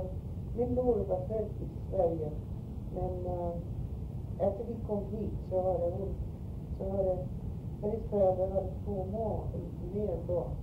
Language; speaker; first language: Swedish; early bilingual, heritage; Swedish